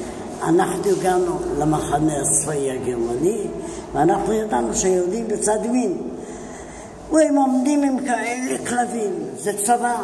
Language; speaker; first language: Hebrew; non-native, fluent; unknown